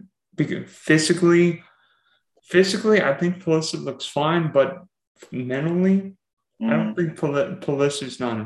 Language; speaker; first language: English; native; English